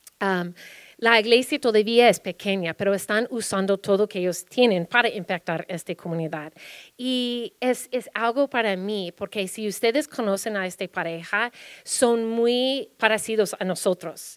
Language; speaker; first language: Spanish; early bilingual, heritage; Spanish